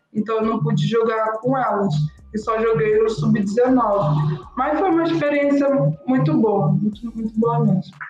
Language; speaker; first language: Portuguese; native; Portuguese